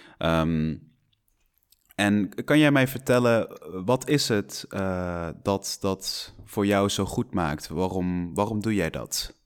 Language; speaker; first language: Dutch; non-native, fluent; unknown